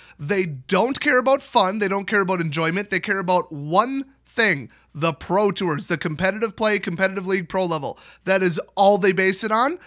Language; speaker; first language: English; native; English